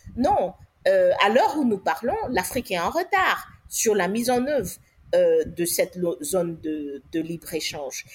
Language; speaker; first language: French; non-native, local second language; English